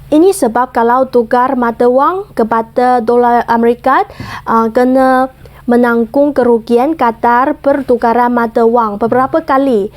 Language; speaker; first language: Malay; non-native, fluent; Chinese